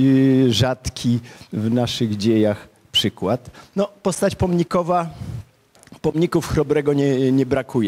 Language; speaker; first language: Polish; native; Polish